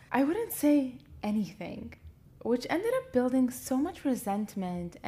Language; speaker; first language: English; native; English